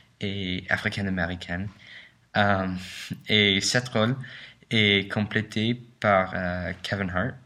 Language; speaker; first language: French; non-native, learner; English